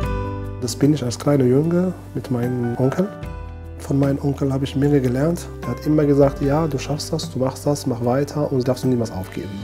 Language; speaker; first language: German; non-native, fluent; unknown